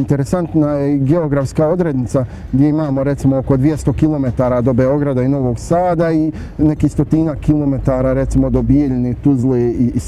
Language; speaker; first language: Bosnian; native; Bosnian